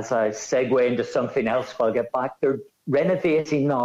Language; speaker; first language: English; native; English